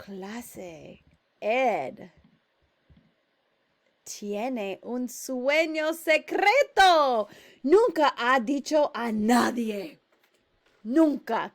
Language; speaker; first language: Spanish; non-native, fluent; English